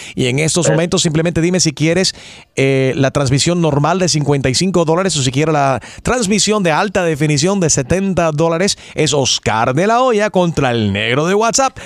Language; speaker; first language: Spanish; early bilingual, heritage; Spanish